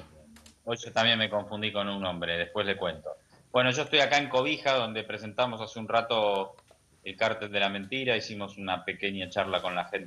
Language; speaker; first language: Spanish; native; Spanish